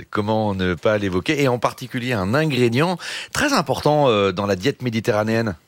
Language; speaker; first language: French; native; French